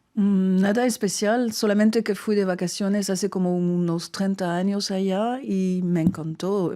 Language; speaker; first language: Spanish; non-native, fluent; French